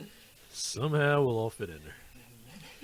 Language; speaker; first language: English; native; English